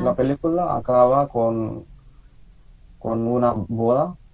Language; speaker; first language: Spanish; non-native, learner; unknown